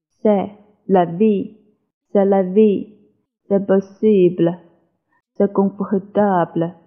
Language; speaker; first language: French; non-native, learner; Chinese